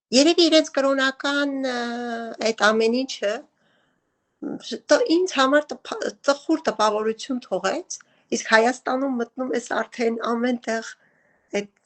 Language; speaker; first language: Armenian; native; Armenian